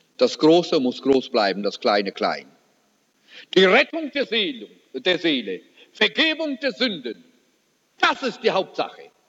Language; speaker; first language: German; early bilingual, heritage; German